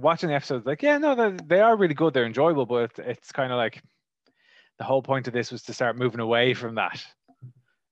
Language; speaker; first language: English; native; English